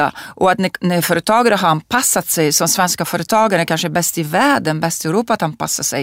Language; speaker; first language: Swedish; non-native, fluent; Italian